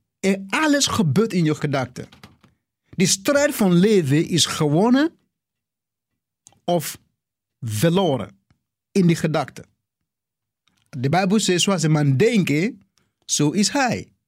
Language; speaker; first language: Dutch; non-native, fluent; English